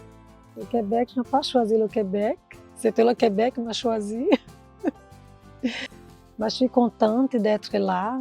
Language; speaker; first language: French; non-native, fluent; Portuguese